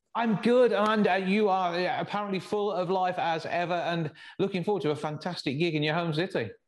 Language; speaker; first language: English; native; English